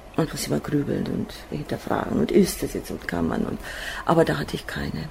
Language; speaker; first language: German; native; German